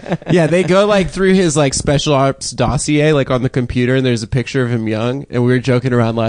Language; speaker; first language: English; native; English